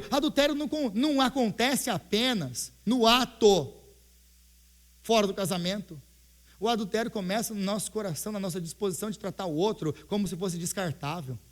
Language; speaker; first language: Portuguese; native; Portuguese